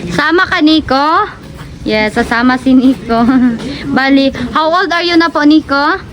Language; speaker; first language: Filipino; non-native, local second language; Cebuano